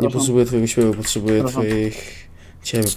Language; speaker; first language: Polish; native; Polish